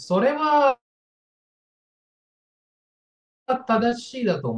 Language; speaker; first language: Japanese; non-native, learner; Indonesian